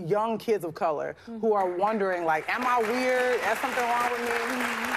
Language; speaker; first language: English; native; English